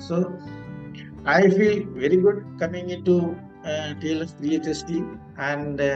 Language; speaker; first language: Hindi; non-native, local second language; Malayalam